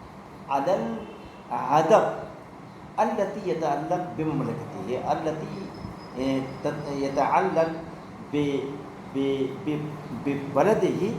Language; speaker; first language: Arabic; non-native, fluent; Urdu